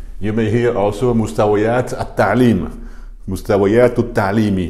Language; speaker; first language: Arabic; non-native, fluent; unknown